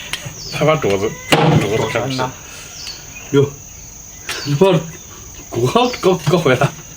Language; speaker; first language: Chinese; native; Chinese